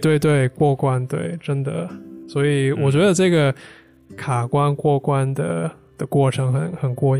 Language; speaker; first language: Chinese; non-native, fluent; English